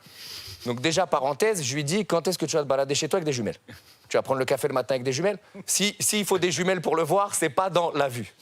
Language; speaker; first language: French; native; French